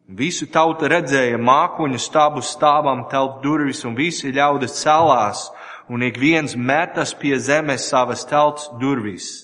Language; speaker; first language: Latvian; non-native, learner; English